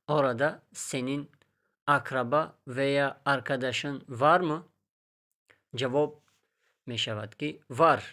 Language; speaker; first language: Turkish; non-native, fluent; Tajik